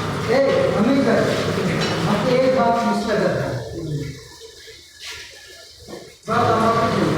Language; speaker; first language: Hindi; non-native, learner; Bangla